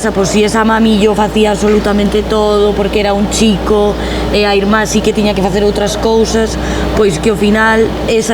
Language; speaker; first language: Galician; native; Galician